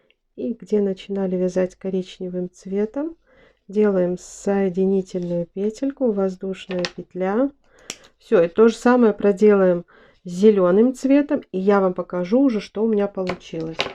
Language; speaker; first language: Russian; native; Russian